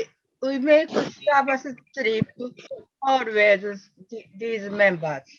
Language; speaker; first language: English; non-native, learner; Japanese